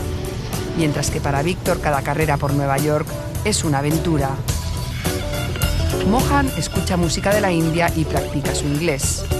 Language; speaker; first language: Spanish; native; Spanish